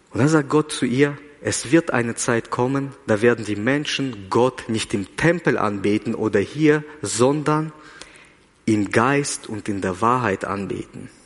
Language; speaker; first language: German; early bilingual, other home language; Russian